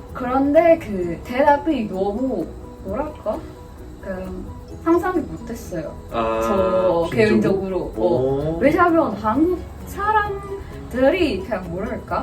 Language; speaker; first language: Korean; non-native, learner; Indonesian